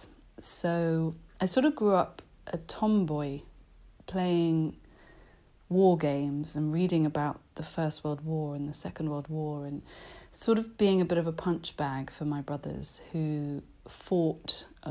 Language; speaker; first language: English; native; English